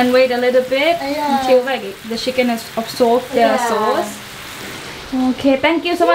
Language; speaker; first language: English; non-native, learner; Thai